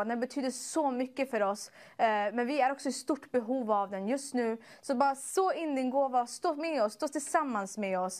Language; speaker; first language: Swedish; early bilingual, other home language; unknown